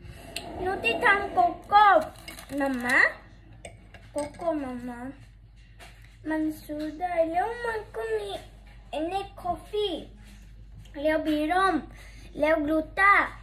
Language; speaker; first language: Thai; early bilingual, heritage; Swedish